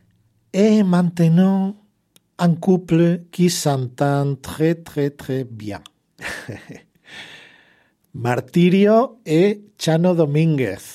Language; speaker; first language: French; non-native, fluent; Spanish